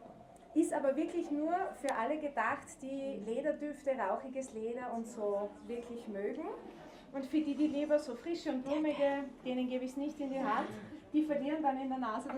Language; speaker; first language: German; native; German